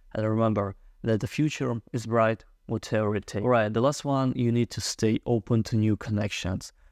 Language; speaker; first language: English; non-native, fluent; Russian